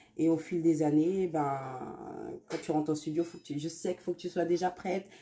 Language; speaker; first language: French; native; French